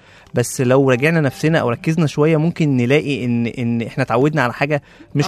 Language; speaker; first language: Arabic; native; Arabic